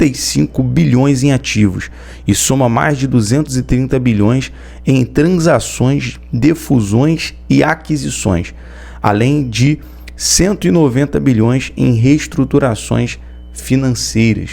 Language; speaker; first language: Portuguese; native; Portuguese